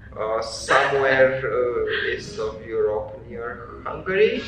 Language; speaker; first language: English; non-native, fluent; Romanian